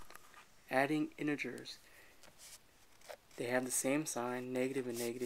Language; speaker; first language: English; native; English